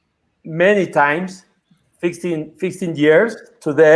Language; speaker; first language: English; non-native, learner; Spanish